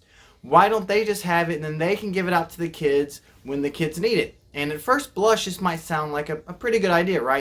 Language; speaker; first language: English; native; English